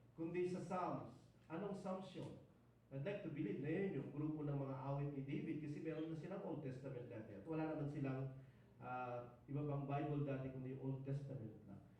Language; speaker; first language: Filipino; non-native, local second language; Iloko